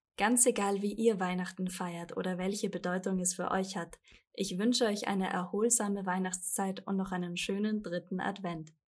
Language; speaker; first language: German; native; German